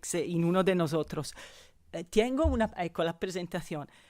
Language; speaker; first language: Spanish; non-native, fluent; Italian